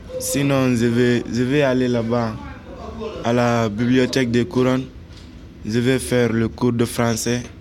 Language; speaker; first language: French; non-native, local second language; Fula